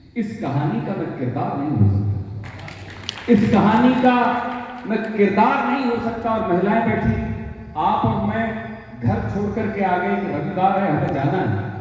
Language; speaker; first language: Hindi; native; Hindi